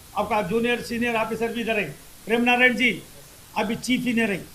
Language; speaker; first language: Hindi; non-native, local second language; Kannada